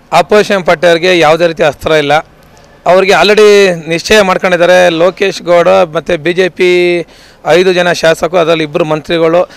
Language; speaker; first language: Kannada; native; Kannada